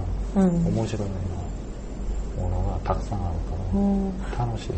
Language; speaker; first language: Japanese; non-native, learner; Korean